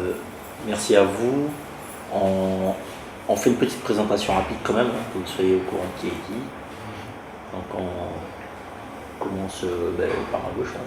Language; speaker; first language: French; native; French